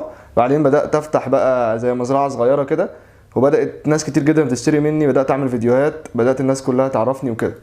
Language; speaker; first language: Arabic; native; Arabic